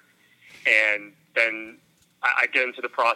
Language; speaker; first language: English; native; English